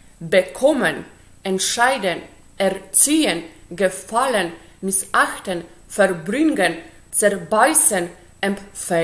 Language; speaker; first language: German; non-native, fluent; Polish